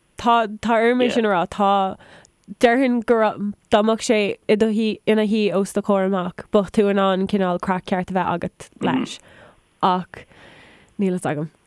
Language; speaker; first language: Irish; non-native, local second language; English